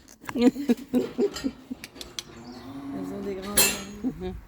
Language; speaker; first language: French; native; French